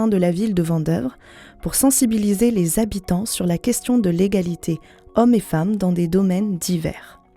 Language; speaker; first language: French; native; French